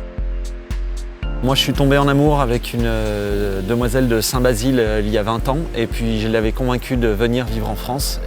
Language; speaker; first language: French; native; French